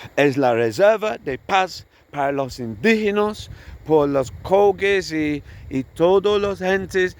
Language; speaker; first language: Spanish; non-native, learner; English